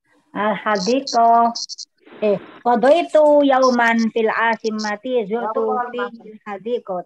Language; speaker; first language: Arabic; non-native, learner; Indonesian